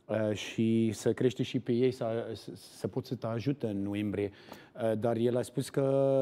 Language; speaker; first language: Romanian; non-native, learner; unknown